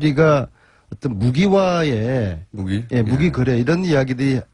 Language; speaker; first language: Korean; native; Korean